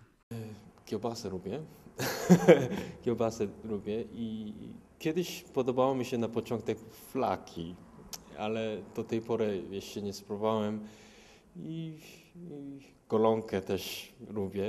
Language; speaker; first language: Polish; non-native, learner; Korean